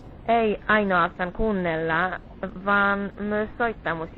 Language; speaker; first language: Finnish; non-native, fluent; Polish